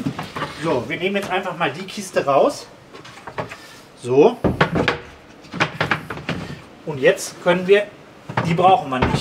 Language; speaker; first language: German; native; German